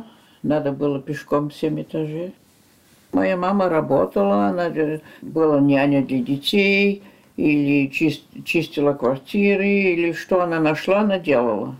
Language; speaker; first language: Russian; early bilingual, heritage; French